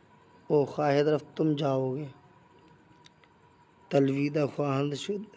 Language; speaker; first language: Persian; non-native, fluent; Urdu